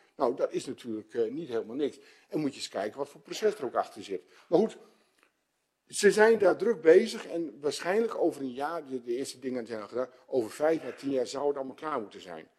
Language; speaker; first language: Dutch; native; Dutch